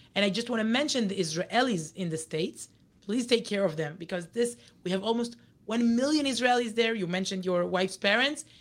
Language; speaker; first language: English; non-native, fluent; Hebrew